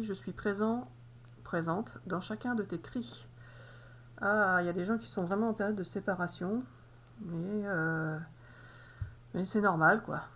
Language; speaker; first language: French; native; French